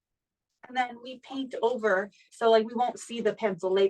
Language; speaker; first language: English; native; English